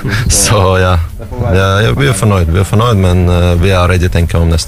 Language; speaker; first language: Norwegian; non-native, fluent; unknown